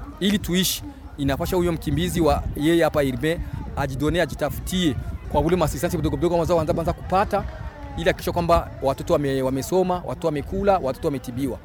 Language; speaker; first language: Swahili; native; Swahili